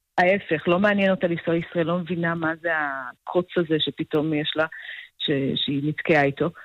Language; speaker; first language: Hebrew; native; Hebrew